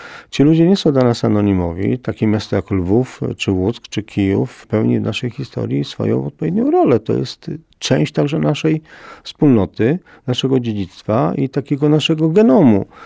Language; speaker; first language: Polish; native; Polish